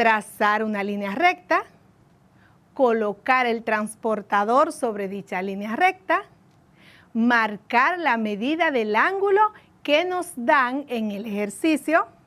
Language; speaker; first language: Spanish; native; Spanish